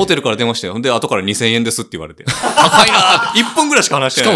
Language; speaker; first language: Japanese; native; Japanese